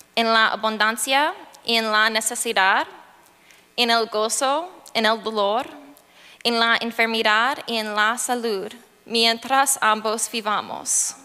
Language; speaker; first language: Spanish; non-native, learner; English